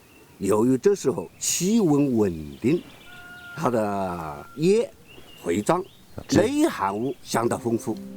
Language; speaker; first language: Chinese; native; Chinese